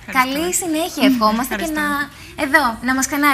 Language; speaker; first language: Greek; native; Greek